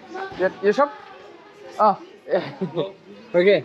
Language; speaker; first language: English; non-native, learner; French